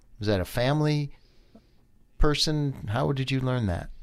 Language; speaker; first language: English; native; English